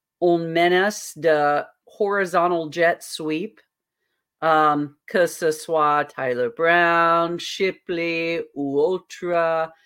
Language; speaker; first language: French; non-native, learner; English